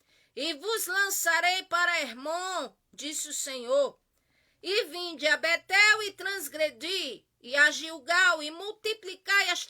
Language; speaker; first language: Portuguese; native; Portuguese